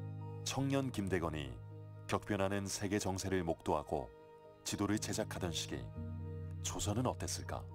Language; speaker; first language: Korean; native; Korean